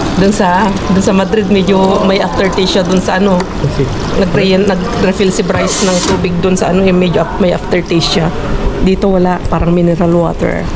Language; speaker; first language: Filipino; non-native, local second language; Iloko